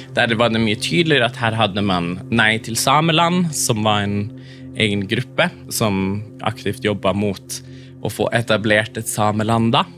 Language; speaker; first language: Norwegian; non-native, local second language; Northern Sami